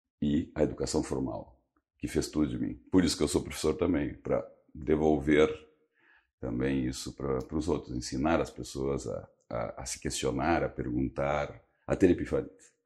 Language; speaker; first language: Portuguese; early bilingual, other home language; Spanish